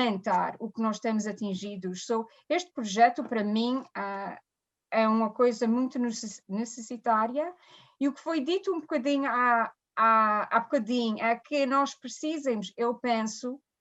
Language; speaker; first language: Portuguese; early bilingual, heritage; Portuguese